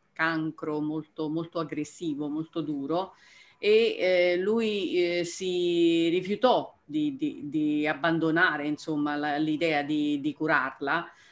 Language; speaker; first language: Italian; native; Italian